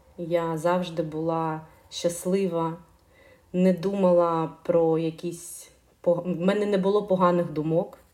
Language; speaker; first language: Ukrainian; non-native, local second language; Russian